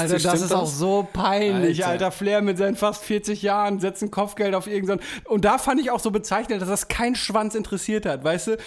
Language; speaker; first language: German; native; German